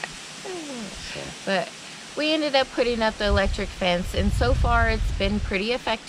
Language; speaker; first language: English; native; English